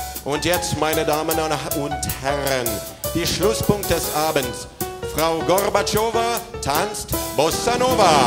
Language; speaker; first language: German; non-native, fluent; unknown